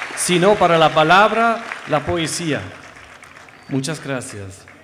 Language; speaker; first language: Spanish; non-native, fluent; French